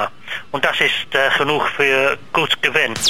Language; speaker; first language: German; non-native, learner; English